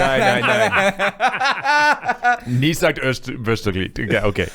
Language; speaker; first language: German; non-native, learner; English